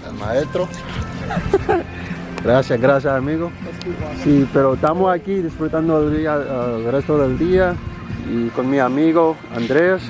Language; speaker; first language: Spanish; non-native, learner; Haitian Creole